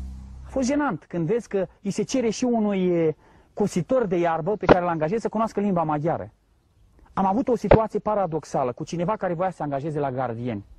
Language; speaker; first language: Romanian; native; Romanian